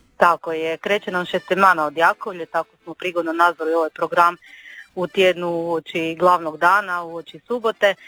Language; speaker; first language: Croatian; native; Croatian